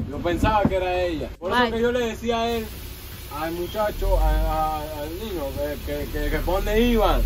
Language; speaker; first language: Spanish; native; Spanish